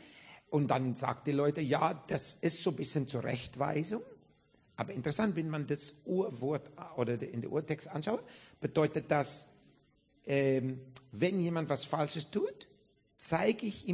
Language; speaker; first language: German; non-native, fluent; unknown